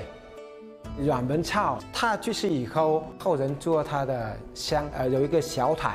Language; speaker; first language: Chinese; non-native, fluent; Vietnamese